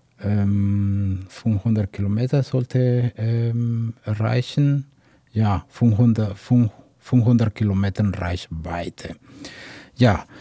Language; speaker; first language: German; non-native, fluent; Spanish